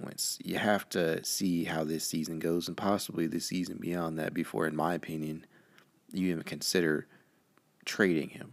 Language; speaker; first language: English; native; English